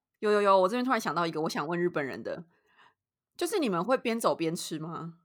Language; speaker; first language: Chinese; native; Chinese